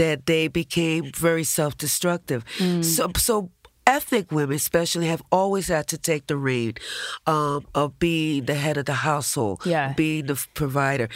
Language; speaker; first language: English; early bilingual, other home language; Spanish